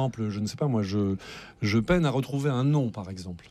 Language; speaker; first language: French; native; French